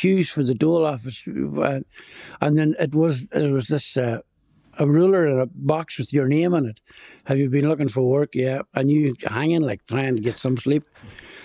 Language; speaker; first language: English; native; English